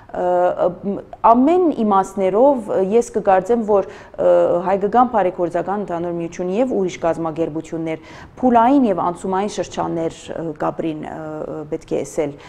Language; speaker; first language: Armenian; early bilingual, heritage; Armenian